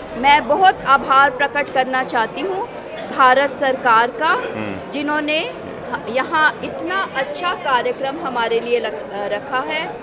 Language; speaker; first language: Hindi; native; Hindi